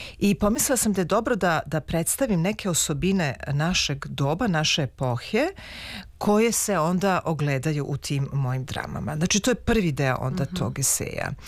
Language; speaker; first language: Serbian; native; Serbian